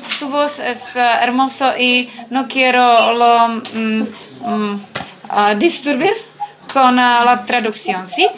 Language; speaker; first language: Spanish; non-native, learner; Czech